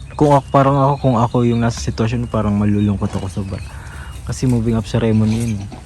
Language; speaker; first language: Filipino; native; Filipino